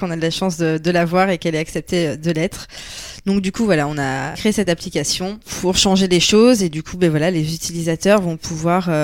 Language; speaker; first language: French; native; French